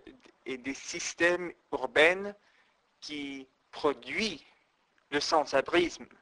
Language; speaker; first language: French; non-native, fluent; English